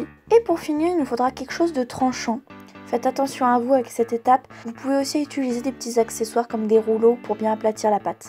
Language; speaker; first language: French; native; French